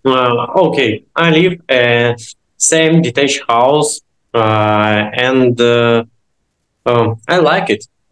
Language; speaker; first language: English; non-native, learner; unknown